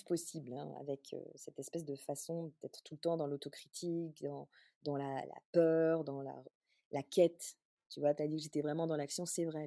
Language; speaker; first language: French; native; French